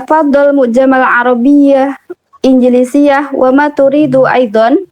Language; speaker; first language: Arabic; non-native, learner; Indonesian